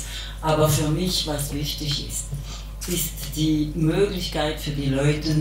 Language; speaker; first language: German; non-native, local second language; French